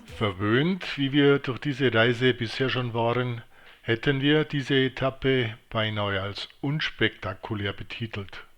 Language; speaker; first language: German; native; German